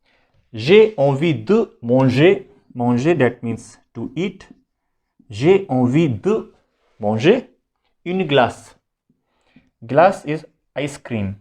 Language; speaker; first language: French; non-native, fluent; Hindi